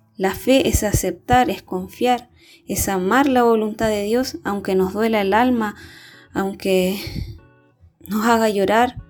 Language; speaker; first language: Spanish; native; Spanish